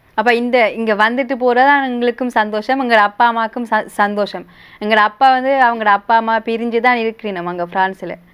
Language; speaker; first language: Tamil; early bilingual, heritage; Tamil